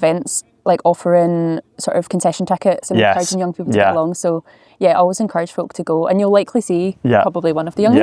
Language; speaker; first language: English; native; English